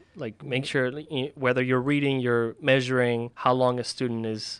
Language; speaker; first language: English; early bilingual, other home language; Spanish